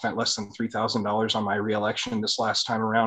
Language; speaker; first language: English; native; English